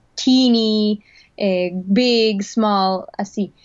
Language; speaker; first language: Spanish; early bilingual, heritage; Spanish